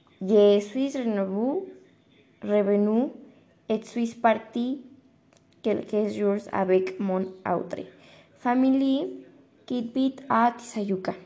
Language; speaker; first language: French; non-native, learner; Spanish